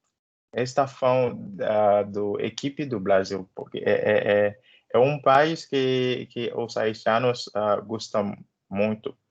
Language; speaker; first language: Portuguese; non-native, learner; Haitian Creole